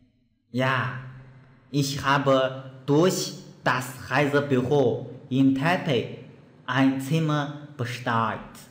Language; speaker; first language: German; non-native, fluent; Chinese